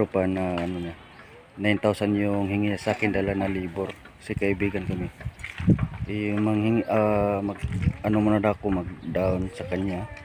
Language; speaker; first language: Filipino; native; Filipino